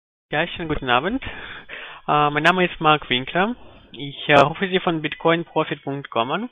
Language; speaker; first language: German; non-native, fluent; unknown